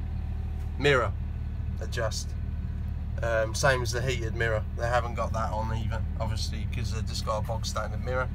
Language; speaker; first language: English; native; English